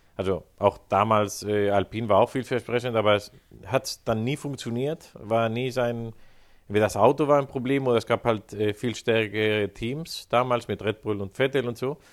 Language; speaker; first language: German; non-native, fluent; Spanish